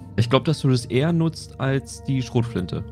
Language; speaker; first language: German; native; German